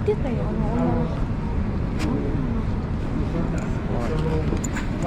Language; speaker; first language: Japanese; native; Japanese